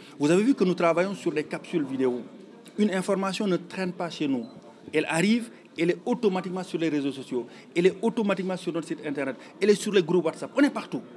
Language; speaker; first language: French; non-native, local second language; Wolof